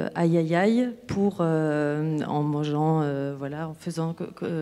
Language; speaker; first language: French; native; French